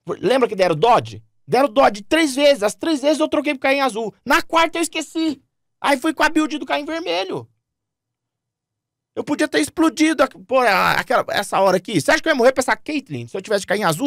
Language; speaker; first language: Portuguese; native; Portuguese